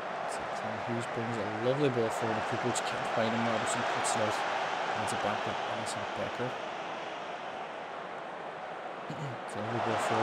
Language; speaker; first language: English; native; English